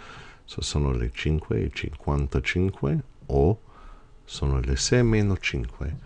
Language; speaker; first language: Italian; non-native, fluent; English